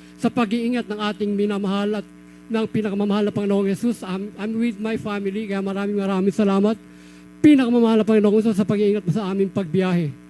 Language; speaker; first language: Filipino; native; Filipino